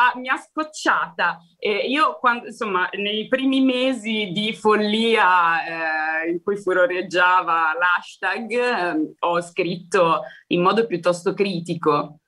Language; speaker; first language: Italian; native; Italian